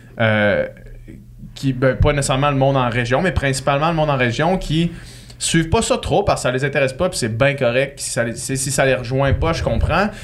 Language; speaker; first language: French; native; French